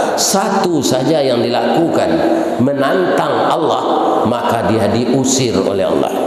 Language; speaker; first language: Malay; non-native, local second language; Minangkabau